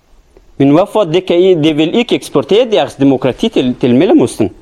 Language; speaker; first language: Danish; non-native, learner; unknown